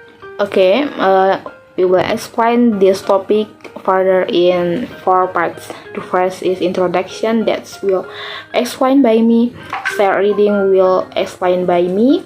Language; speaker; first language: English; non-native, learner; Indonesian